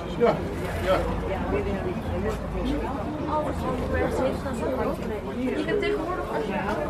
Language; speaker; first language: Dutch; native; Dutch